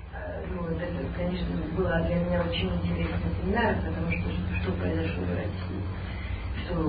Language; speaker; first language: Russian; non-native, learner; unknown